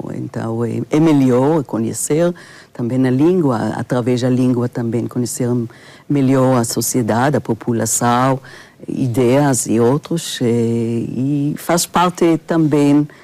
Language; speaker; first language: Portuguese; non-native, fluent; Hebrew